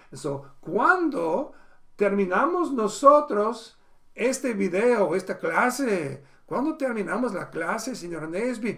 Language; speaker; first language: Spanish; non-native, fluent; English